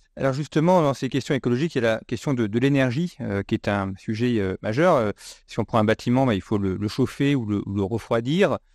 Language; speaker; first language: French; native; French